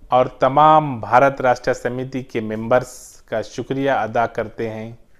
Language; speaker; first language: Hindi; non-native, local second language; Urdu